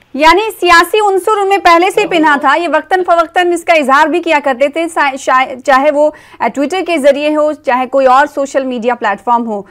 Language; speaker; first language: Hindi; native; Hindi